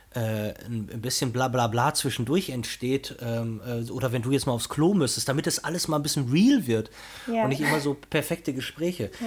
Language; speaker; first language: German; non-native, fluent; Portuguese